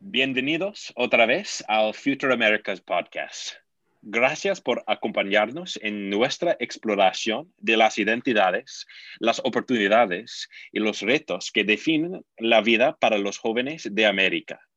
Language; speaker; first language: Spanish; non-native, fluent; English